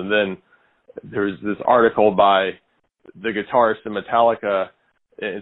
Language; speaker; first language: English; native; English